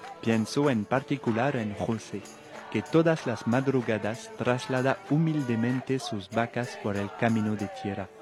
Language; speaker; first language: Spanish; non-native, fluent; French